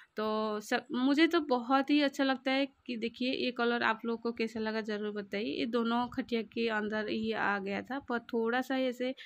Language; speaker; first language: Hindi; non-native, local second language; Odia